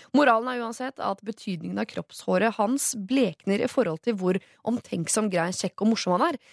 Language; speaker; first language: Norwegian; native; Norwegian